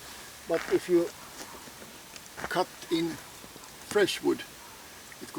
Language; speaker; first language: English; non-native, fluent; Swedish